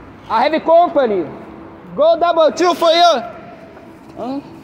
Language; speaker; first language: English; non-native, learner; Portuguese